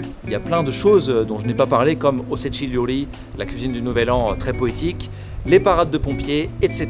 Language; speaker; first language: French; native; French